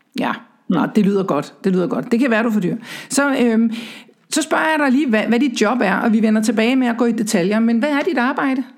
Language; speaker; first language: Danish; native; Danish